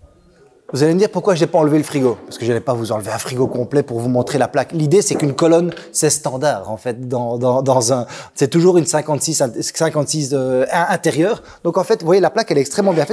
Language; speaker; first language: French; native; French